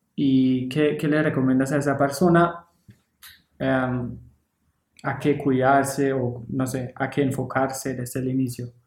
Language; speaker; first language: Spanish; non-native, fluent; English